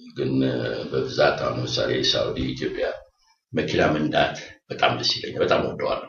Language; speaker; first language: Amharic; native; Amharic